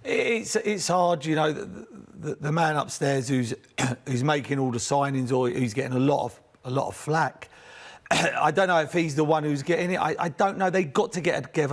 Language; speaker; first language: English; native; English